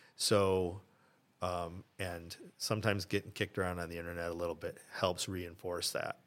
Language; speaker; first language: English; early bilingual, other home language; Italian